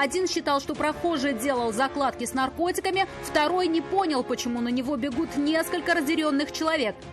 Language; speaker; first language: Russian; native; Russian